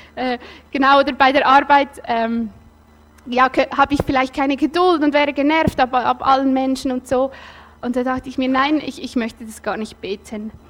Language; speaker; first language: German; native; German